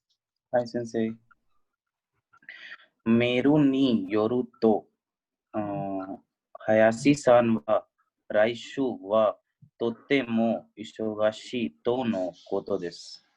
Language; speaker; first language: Japanese; non-native, learner; Hindi